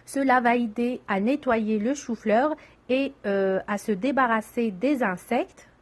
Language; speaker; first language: French; non-native, local second language; Arabic